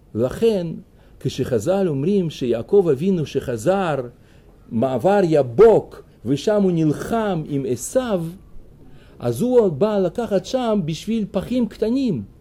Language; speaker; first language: Hebrew; non-native, fluent; Russian